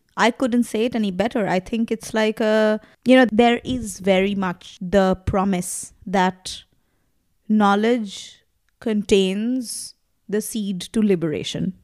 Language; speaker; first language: English; non-native, local second language; Bangla